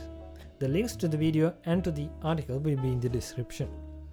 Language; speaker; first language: English; non-native, local second language; Sinhala